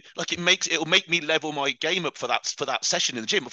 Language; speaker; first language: English; native; English